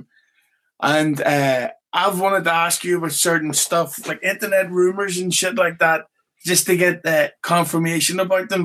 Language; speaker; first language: English; native; English